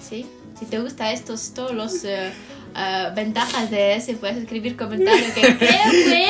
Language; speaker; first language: Spanish; non-native, fluent; Ukrainian